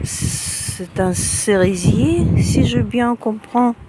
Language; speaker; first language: French; non-native, fluent; Russian